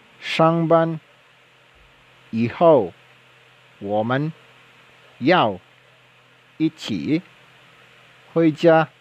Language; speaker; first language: Chinese; non-native, learner; Filipino